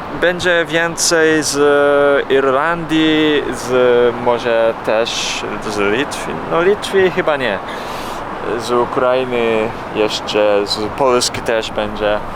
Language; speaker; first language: Polish; non-native, learner; Japanese